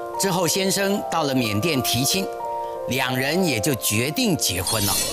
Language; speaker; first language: Chinese; native; Chinese